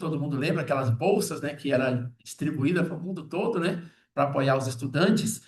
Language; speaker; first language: Portuguese; native; Portuguese